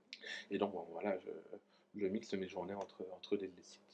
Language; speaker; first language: French; native; French